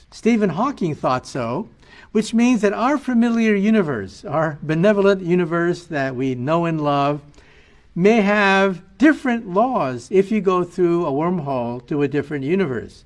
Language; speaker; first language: English; native; English